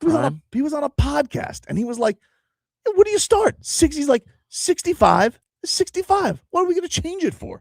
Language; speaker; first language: English; native; English